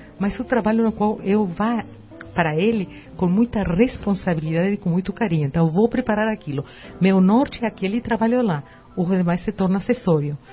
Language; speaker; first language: Portuguese; non-native, fluent; Spanish